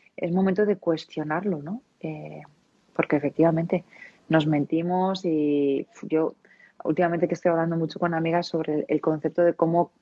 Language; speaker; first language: Spanish; non-native, local second language; Basque